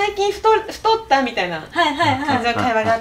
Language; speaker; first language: Japanese; native; Japanese